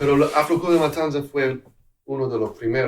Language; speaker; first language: Spanish; non-native, fluent; English